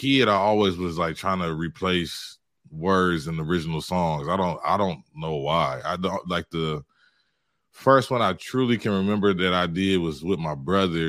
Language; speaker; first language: English; native; English